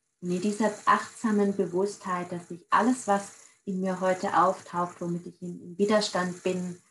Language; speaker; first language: German; native; German